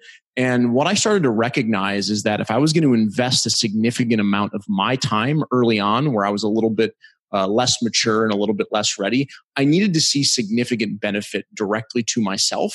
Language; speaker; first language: English; native; English